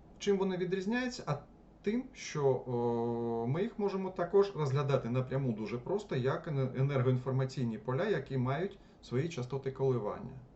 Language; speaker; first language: Ukrainian; non-native, local second language; Russian